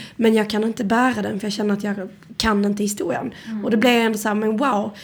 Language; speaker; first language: Swedish; native; Swedish